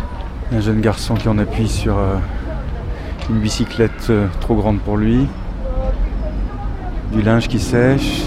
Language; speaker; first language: French; native; French